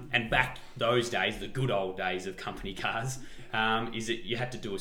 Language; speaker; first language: English; native; English